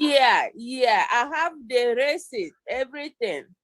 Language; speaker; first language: English; non-native, learner; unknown